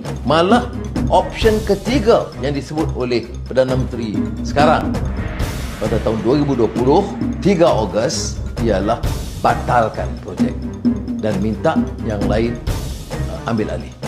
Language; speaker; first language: Malay; native; Malay